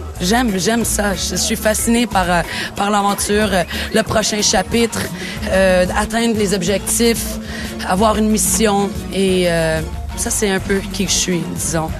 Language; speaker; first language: French; non-native, local second language; English